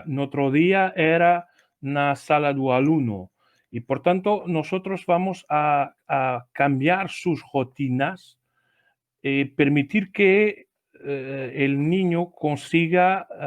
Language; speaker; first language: Spanish; non-native, learner; Portuguese